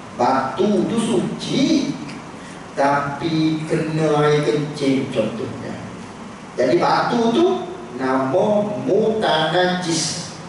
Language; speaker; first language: Malay; native; Malay